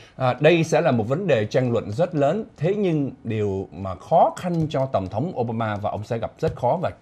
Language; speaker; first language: Vietnamese; native; Vietnamese